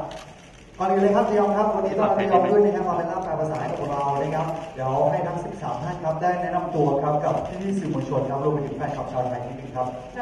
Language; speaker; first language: Thai; native; Thai